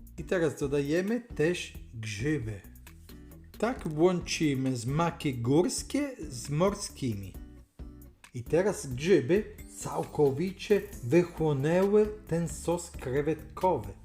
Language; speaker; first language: Polish; non-native, learner; Italian